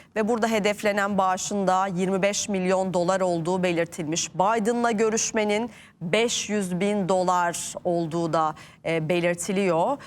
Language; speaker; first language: Turkish; native; Turkish